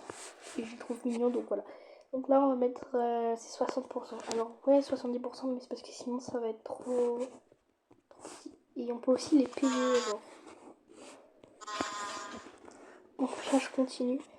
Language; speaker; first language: French; native; French